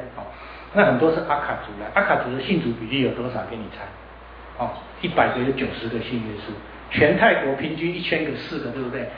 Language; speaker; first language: Chinese; native; Chinese